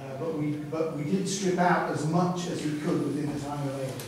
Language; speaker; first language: English; native; English